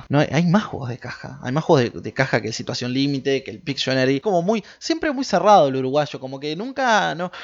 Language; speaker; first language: Spanish; native; Spanish